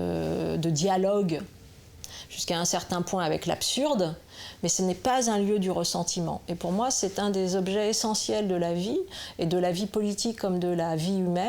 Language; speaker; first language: French; native; French